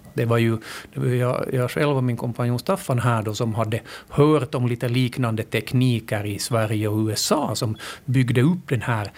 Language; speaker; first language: Swedish; native; Swedish